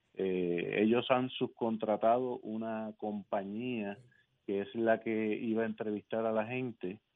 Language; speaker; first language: Spanish; native; Spanish